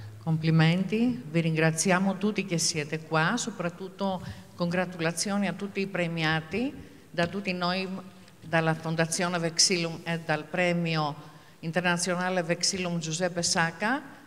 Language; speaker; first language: Italian; non-native, fluent; Greek